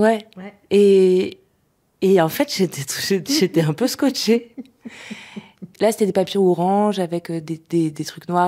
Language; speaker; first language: French; native; French